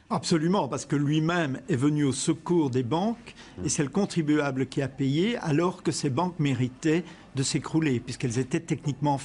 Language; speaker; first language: French; native; French